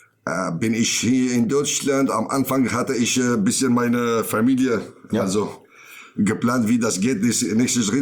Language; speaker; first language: German; non-native, learner; Kurdish